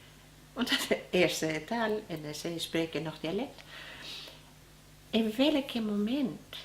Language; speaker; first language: Dutch; non-native, learner; Spanish